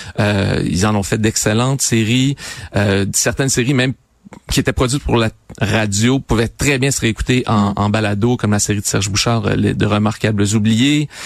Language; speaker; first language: French; native; French